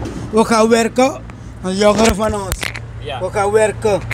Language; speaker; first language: Dutch; non-native, local second language; Sranan Tongo